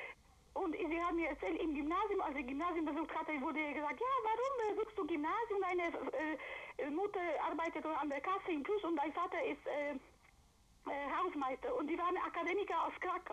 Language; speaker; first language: German; non-native, fluent; Polish